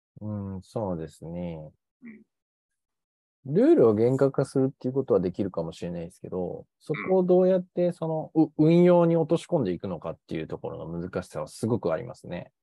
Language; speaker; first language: Japanese; native; Japanese